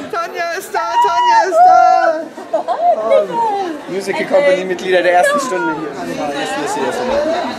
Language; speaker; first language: German; native; German